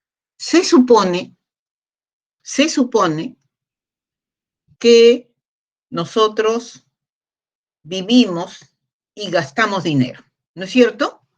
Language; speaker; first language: Spanish; native; Spanish